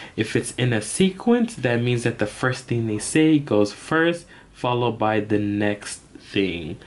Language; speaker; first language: English; native; English